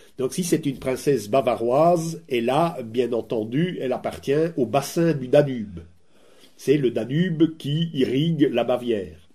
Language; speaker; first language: French; native; French